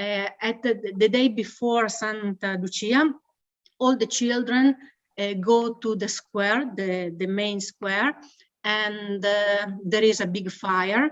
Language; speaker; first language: English; non-native, learner; Italian